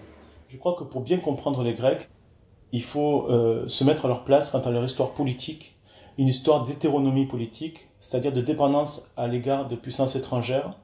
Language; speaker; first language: French; native; French